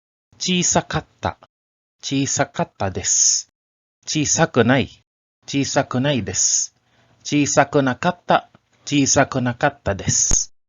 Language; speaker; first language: Japanese; non-native, learner; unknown